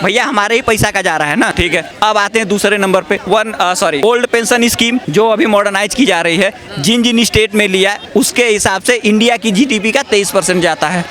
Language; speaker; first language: Hindi; non-native, local second language; Bhojpuri